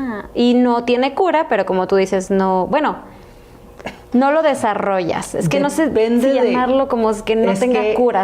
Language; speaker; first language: Spanish; native; Spanish